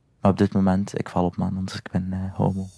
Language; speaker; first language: Dutch; non-native, fluent; Arabic